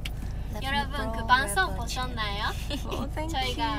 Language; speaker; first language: Korean; non-native, fluent; Vietnamese